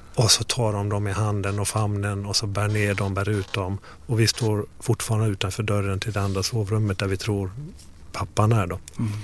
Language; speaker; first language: Swedish; native; Swedish